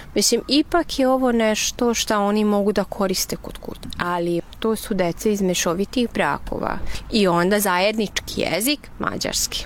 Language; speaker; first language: Serbian; non-native, local second language; Hungarian